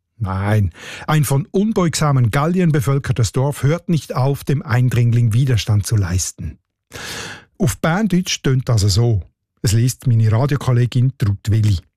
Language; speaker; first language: German; native; German